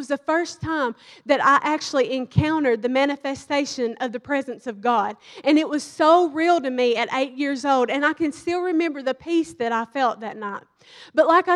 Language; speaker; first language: English; native; English